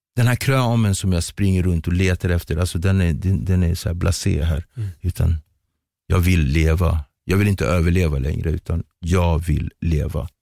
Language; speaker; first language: Swedish; early bilingual, other home language; Kabuverdianu